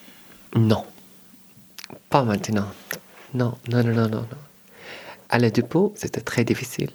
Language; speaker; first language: French; non-native, learner; Arabic